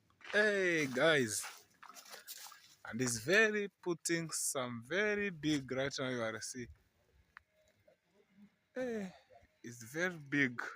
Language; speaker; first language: English; non-native, learner; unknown